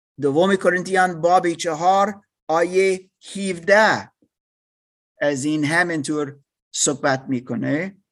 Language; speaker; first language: Persian; non-native, learner; English